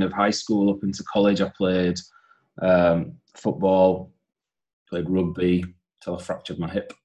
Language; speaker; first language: English; native; English